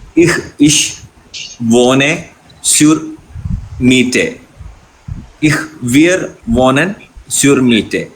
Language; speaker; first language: German; non-native, learner; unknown